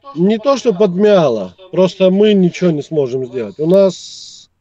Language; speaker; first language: Russian; native; Russian